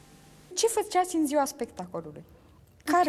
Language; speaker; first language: Romanian; native; Romanian